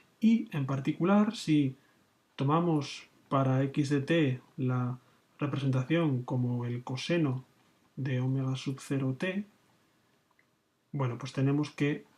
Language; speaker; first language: Spanish; native; Spanish